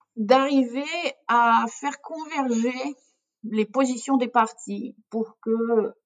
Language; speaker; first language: French; non-native, fluent; Russian